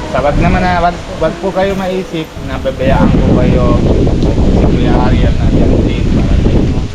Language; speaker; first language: Filipino; non-native, learner; Punjabi